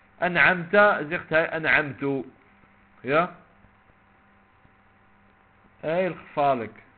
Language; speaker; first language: Dutch; non-native, local second language; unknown